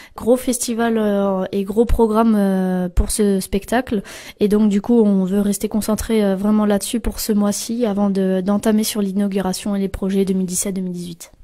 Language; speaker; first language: French; native; French